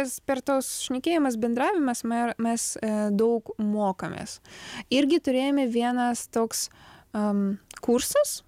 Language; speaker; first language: Lithuanian; non-native, learner; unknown